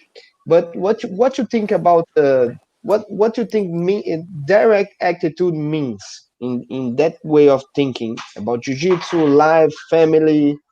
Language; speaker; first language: English; non-native, fluent; Portuguese